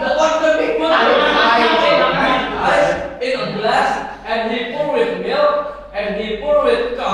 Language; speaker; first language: English; non-native, learner; Indonesian